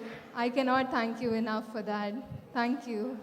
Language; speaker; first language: Telugu; non-native, local second language; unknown